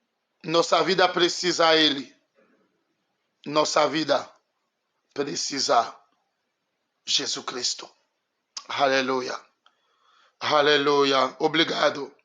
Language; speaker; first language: Portuguese; non-native, learner; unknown